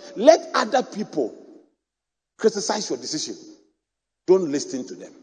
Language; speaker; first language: English; non-native, local second language; Akan